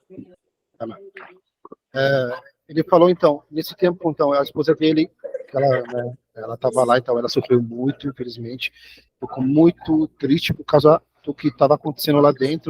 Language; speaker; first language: Portuguese; non-native, fluent; Arabic